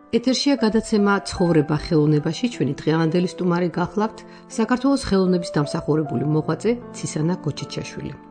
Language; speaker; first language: Georgian; native; Georgian